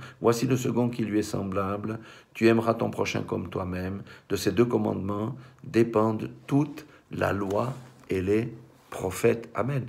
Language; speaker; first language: French; native; French